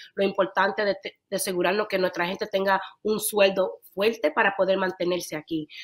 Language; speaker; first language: Spanish; early bilingual, heritage; Spanish